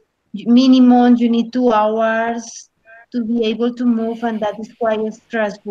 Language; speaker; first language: English; non-native, learner; Spanish